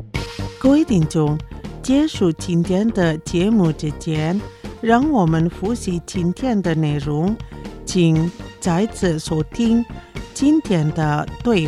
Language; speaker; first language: Chinese; non-native, fluent; Indonesian